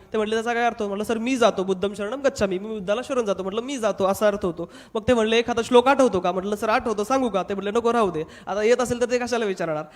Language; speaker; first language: Marathi; non-native, local second language; Hindi